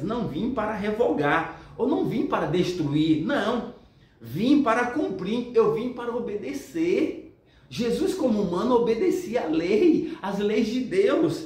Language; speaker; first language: Portuguese; native; Portuguese